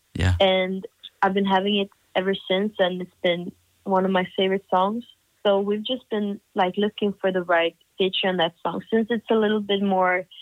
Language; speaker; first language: English; non-native, fluent; Swedish